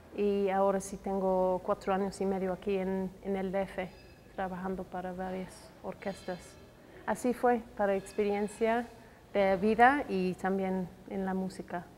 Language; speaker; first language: Spanish; non-native, fluent; English